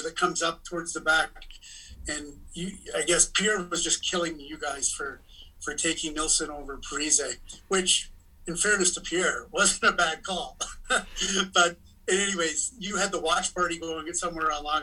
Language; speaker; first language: English; native; English